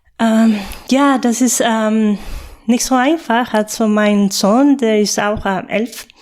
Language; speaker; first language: German; non-native, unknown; Spanish